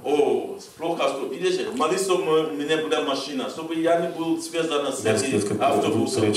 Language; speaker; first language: Russian; non-native, fluent; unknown